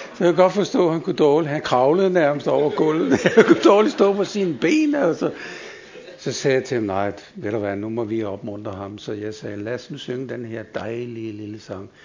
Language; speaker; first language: Danish; native; Danish